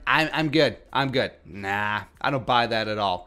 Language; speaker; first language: English; native; English